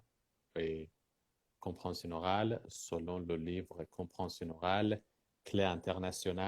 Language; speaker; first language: French; non-native, fluent; Persian